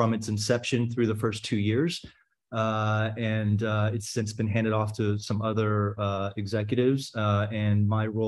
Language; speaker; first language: English; native; English